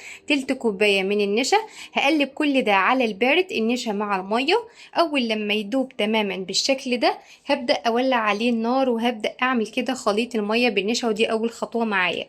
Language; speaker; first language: Arabic; native; Arabic